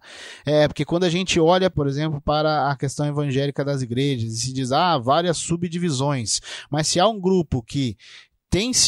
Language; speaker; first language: Portuguese; native; Portuguese